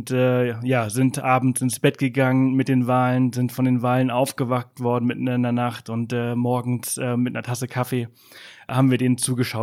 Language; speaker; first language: German; native; German